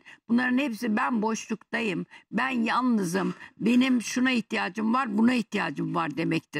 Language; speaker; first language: Turkish; native; Turkish